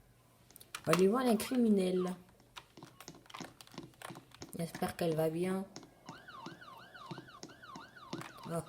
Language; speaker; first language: French; native; French